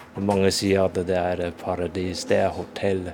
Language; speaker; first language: Norwegian; non-native, fluent; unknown